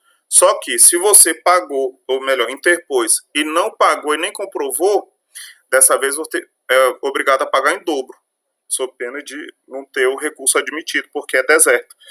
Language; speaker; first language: Portuguese; native; Portuguese